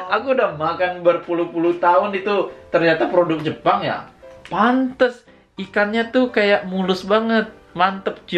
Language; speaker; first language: Indonesian; native; Indonesian